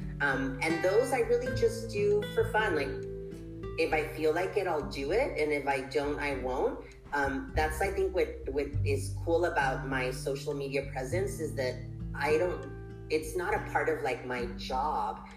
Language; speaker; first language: English; early bilingual, other home language; Spanish